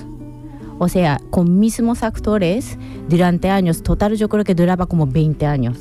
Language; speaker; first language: Spanish; non-native, fluent; Japanese